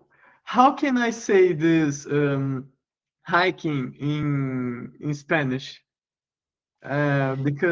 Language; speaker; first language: English; non-native, learner; Portuguese